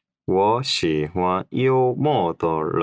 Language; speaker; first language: Chinese; non-native, learner; Korean